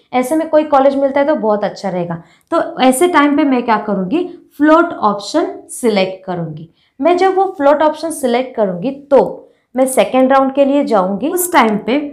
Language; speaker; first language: Hindi; non-native, local second language; Marathi